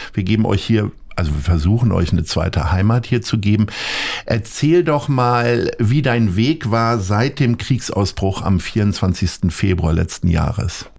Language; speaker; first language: German; native; German